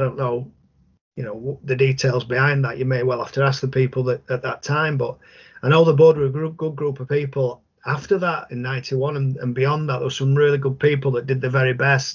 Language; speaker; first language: English; native; English